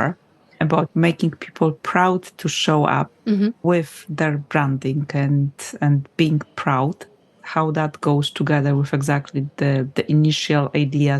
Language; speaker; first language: English; non-native, fluent; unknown